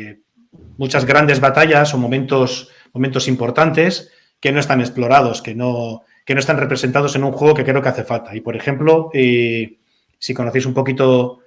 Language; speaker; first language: Spanish; native; Spanish